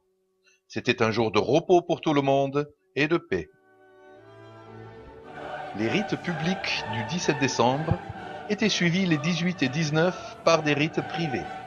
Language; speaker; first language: French; native; French